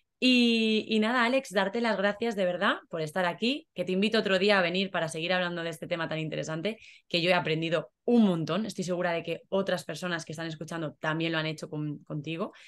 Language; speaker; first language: Spanish; native; Spanish